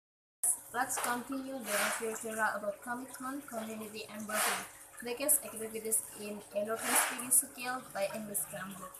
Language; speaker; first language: English; non-native, learner; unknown